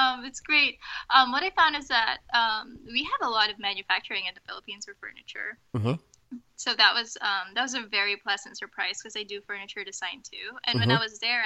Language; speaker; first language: English; non-native, local second language; Filipino